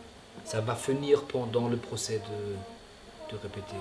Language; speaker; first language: French; non-native, fluent; German